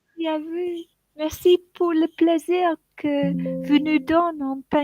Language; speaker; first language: French; non-native, learner; English